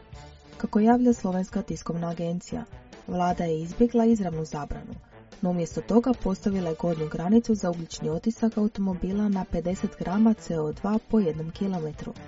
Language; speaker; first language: Croatian; native; Croatian